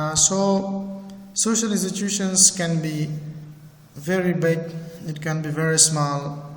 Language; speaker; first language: English; non-native, fluent; Persian